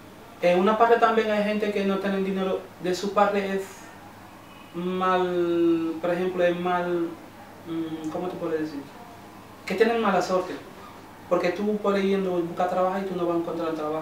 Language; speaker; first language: Spanish; non-native, learner; Wolof